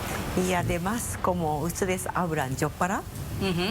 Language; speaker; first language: Spanish; non-native, fluent; Japanese